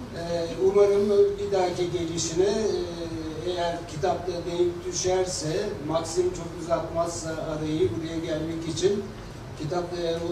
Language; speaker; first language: Turkish; native; Turkish